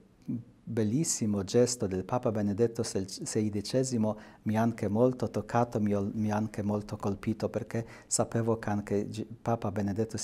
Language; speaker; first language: Italian; non-native, fluent; Polish